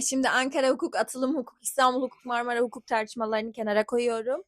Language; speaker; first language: Turkish; early bilingual, heritage; Turkish